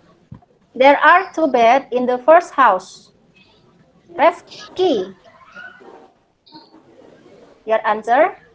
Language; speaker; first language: English; non-native, fluent; Indonesian